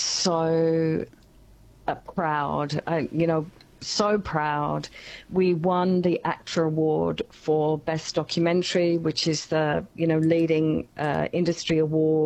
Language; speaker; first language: English; native; English